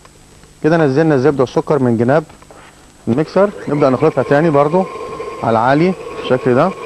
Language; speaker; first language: Arabic; native; Arabic